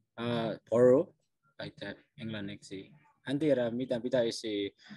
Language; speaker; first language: Finnish; non-native, learner; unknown